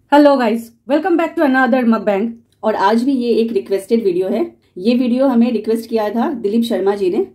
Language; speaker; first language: Hindi; native; Hindi